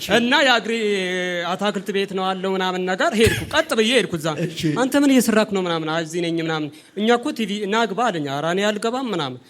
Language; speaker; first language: Amharic; non-native, local second language; Oromo